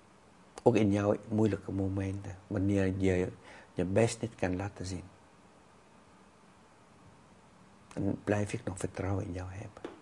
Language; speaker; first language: Dutch; non-native, fluent; Vietnamese